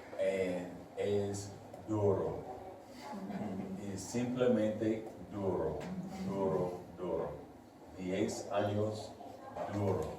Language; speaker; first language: Spanish; non-native, learner; English